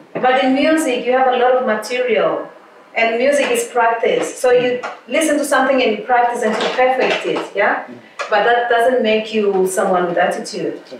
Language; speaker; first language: English; non-native, fluent; Portuguese